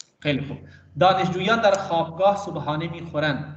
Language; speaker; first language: Persian; non-native, fluent; Urdu